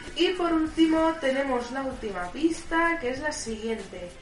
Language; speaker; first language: Spanish; native; Spanish